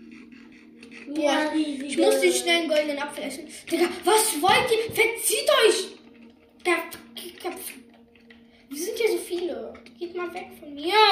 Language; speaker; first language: German; native; German